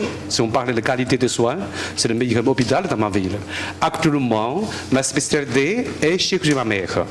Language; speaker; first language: French; non-native, learner; Chinese